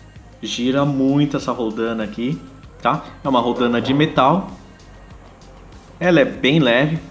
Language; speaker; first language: Portuguese; native; Portuguese